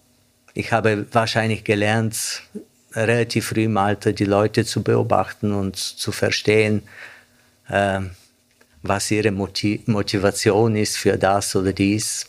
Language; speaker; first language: German; non-native, fluent; Bulgarian